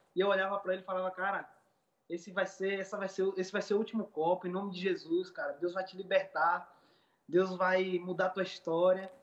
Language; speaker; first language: Portuguese; native; Portuguese